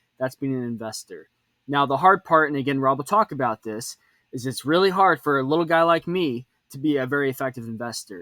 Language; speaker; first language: English; native; English